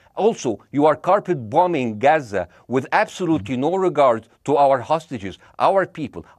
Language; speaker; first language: English; non-native, fluent; Arabic